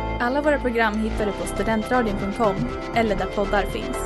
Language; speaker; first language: Swedish; native; Swedish